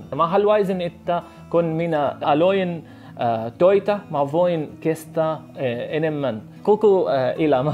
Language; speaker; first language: Finnish; non-native, learner; Arabic